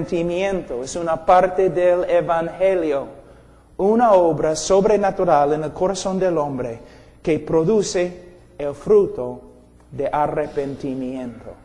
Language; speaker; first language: Spanish; non-native, fluent; English